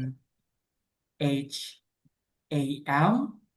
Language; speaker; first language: English; non-native, learner; Indonesian